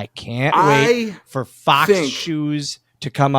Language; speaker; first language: English; native; English